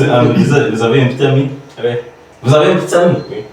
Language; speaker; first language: French; non-native, learner; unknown